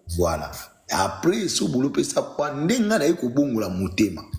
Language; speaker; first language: Lingala; non-native, local second language; Mongo